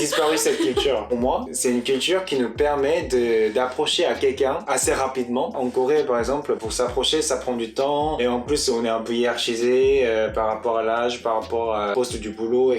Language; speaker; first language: French; non-native, fluent; Korean